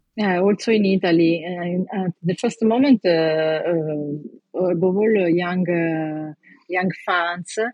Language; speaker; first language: English; non-native, learner; Italian